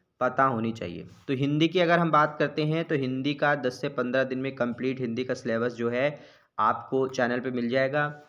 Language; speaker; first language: Hindi; native; Hindi